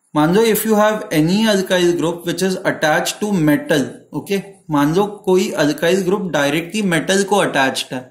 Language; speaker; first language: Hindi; non-native, local second language; Marathi